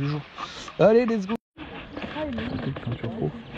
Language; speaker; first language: French; native; French